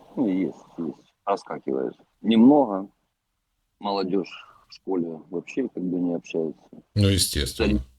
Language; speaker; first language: Russian; native; Russian